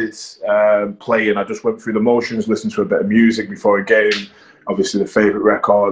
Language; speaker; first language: English; native; English